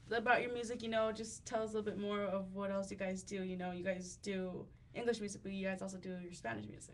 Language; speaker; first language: English; early bilingual, other home language; Spanish